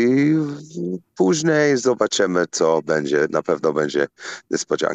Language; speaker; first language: Polish; non-native, learner; English